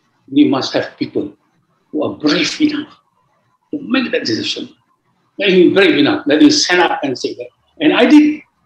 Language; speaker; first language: English; non-native, local second language; Malay